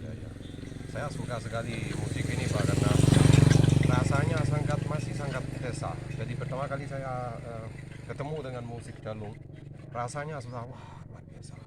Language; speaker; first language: Indonesian; non-native, learner; Italian